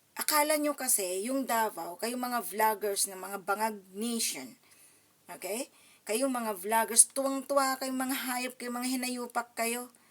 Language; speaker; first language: Filipino; non-native, local second language; Cebuano